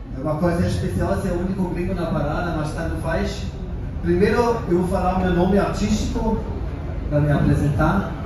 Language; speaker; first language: Portuguese; non-native, fluent; German